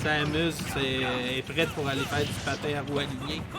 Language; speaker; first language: French; native; French